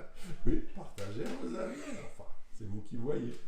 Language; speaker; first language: French; native; French